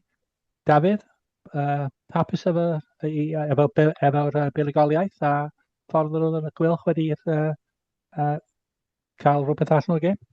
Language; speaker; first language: Welsh; non-native, fluent; English